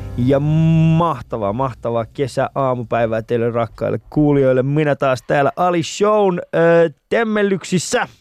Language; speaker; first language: Finnish; early bilingual, other home language; Persian